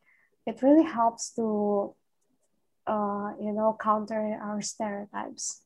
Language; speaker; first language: English; non-native, fluent; Indonesian